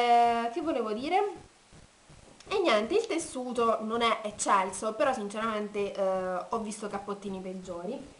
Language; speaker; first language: Italian; native; Italian